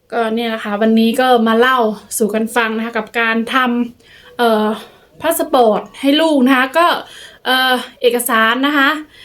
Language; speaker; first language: Thai; native; Thai